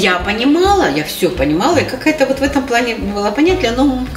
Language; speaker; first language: Russian; native; Russian